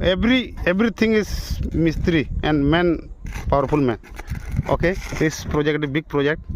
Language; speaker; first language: English; non-native, learner; Odia